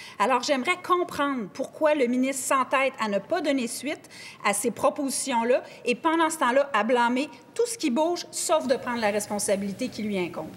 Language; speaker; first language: French; native; French